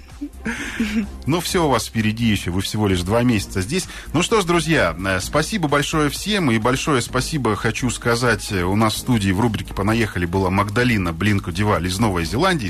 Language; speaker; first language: Russian; native; Russian